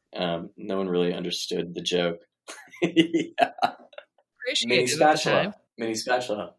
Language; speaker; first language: English; native; English